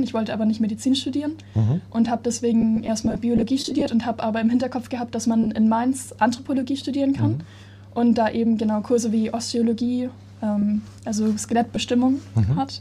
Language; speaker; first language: German; native; German